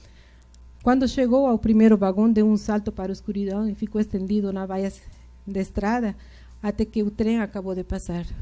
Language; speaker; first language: Portuguese; non-native, fluent; Spanish